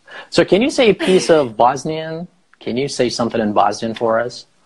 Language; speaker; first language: English; non-native, fluent; Persian